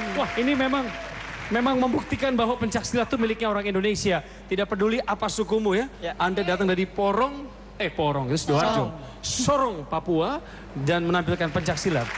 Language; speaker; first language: Indonesian; native; Indonesian